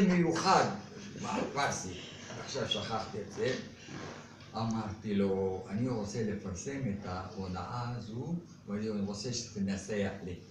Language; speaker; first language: Hebrew; non-native, fluent; Arabic